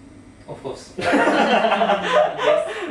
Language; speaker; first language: English; non-native, learner; Japanese